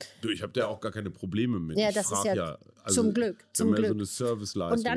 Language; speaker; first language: German; native; German